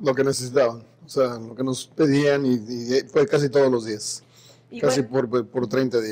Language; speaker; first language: Spanish; native; Spanish